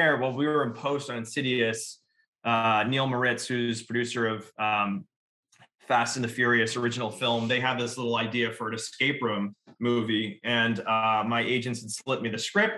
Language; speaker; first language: English; native; English